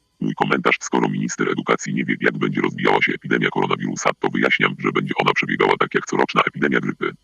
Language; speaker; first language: Polish; native; Polish